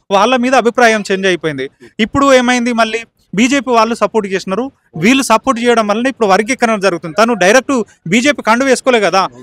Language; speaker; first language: Telugu; native; Telugu